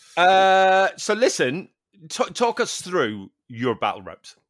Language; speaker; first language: English; native; English